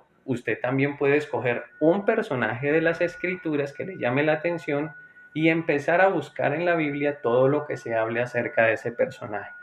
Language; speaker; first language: Spanish; native; Spanish